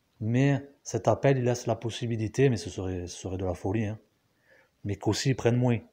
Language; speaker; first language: French; native; French